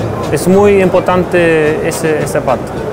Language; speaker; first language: Spanish; non-native, fluent; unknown